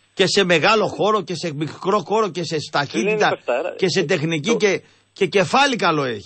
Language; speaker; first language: Greek; native; Greek